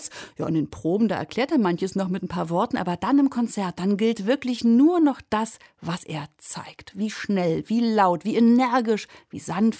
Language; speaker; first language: German; native; German